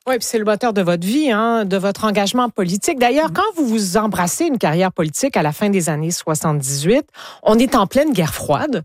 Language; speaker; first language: French; native; French